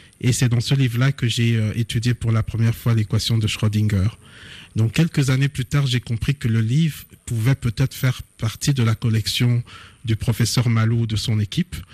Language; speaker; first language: French; non-native, local second language; Lingala